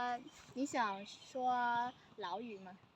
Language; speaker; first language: Chinese; non-native, learner; Lao